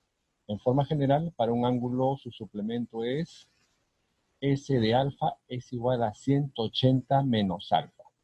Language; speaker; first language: Spanish; native; Spanish